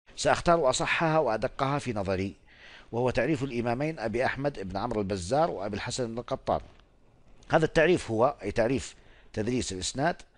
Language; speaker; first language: Arabic; non-native, fluent; Oromo